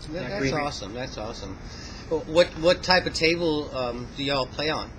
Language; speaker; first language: English; native; English